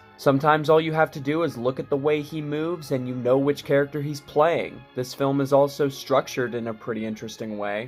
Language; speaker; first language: English; native; English